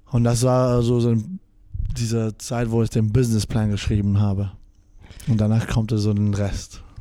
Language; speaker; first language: German; non-native, fluent; English